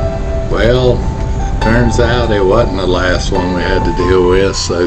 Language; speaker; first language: English; native; English